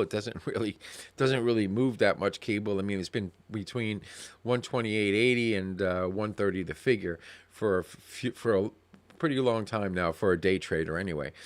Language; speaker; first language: English; native; English